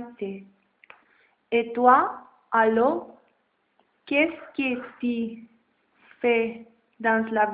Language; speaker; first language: French; non-native, learner; Spanish